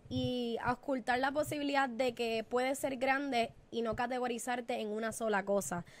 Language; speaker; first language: Spanish; native; Spanish